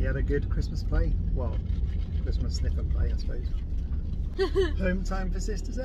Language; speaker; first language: English; native; English